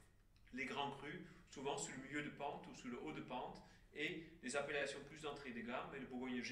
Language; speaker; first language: French; native; French